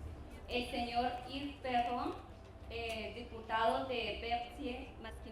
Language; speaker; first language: Spanish; native; Spanish